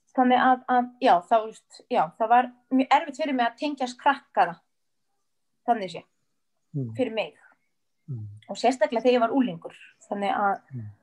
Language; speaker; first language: Icelandic; early bilingual, other home language; French